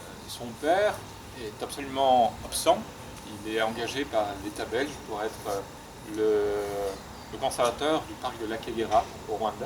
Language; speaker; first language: French; native; French